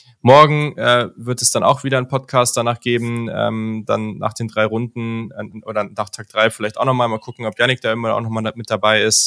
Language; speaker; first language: German; native; German